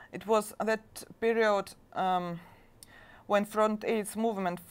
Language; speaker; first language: English; non-native, learner; Russian